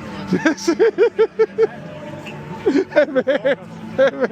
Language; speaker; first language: Italian; native; Italian